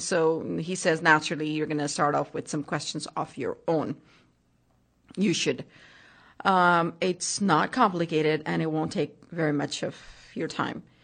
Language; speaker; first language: English; non-native, local second language; Hindi